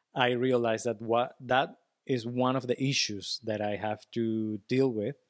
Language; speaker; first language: English; non-native, fluent; Spanish